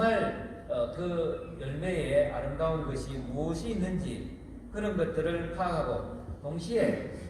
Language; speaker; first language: Korean; native; Korean